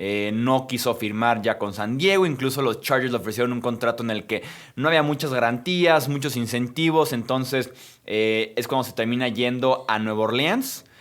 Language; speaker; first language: Spanish; native; Spanish